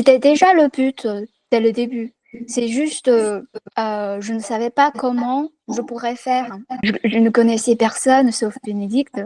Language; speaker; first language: French; non-native, fluent; Chinese